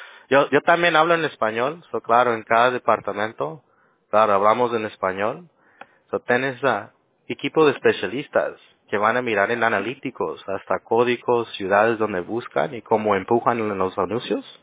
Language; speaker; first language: Spanish; early bilingual, heritage; Spanish